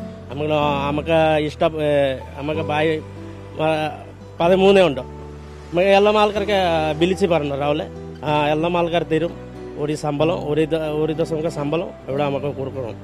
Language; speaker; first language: Malayalam; non-native, learner; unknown